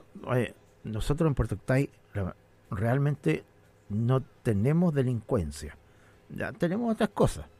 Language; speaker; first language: Spanish; native; Spanish